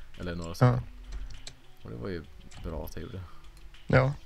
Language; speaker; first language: Swedish; native; Swedish